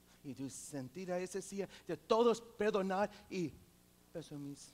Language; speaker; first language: Spanish; non-native, local second language; English